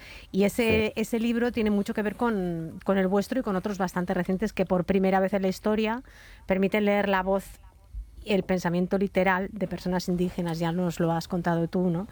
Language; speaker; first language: Spanish; native; Spanish